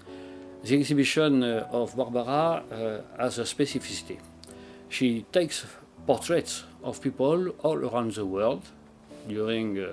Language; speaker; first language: English; non-native, learner; French